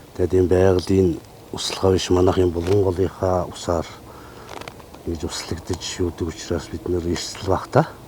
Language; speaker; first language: Mongolian; native; Mongolian